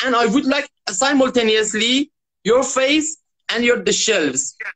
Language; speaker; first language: English; non-native, learner; Persian